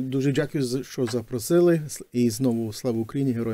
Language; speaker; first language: Ukrainian; early bilingual, heritage; Ukrainian